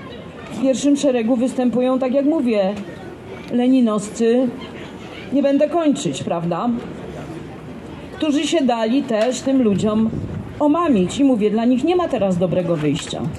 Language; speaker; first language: Polish; native; Polish